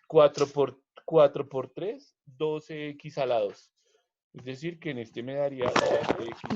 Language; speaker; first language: Spanish; native; Spanish